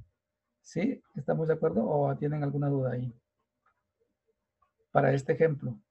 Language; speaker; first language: Spanish; native; Spanish